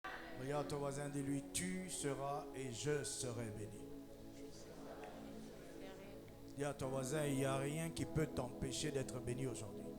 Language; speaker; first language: French; non-native, local second language; Lingala